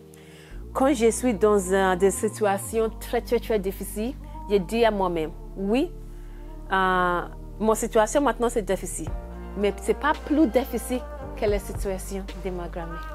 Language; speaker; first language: French; non-native, learner; English